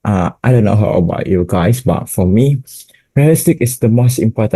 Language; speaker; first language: English; non-native, learner; Indonesian